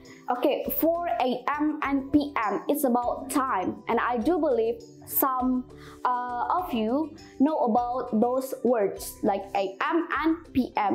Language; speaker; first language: English; non-native, fluent; Indonesian